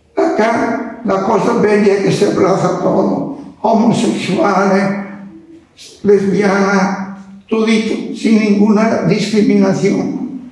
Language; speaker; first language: Spanish; non-native, fluent; Italian